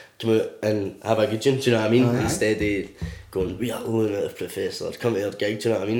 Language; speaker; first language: English; native; English